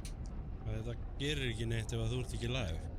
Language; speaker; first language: Icelandic; native; Icelandic